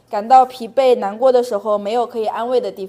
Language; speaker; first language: Chinese; native; Chinese